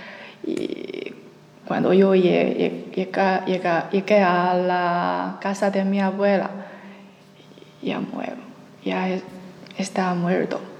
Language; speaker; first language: Spanish; non-native, learner; Chinese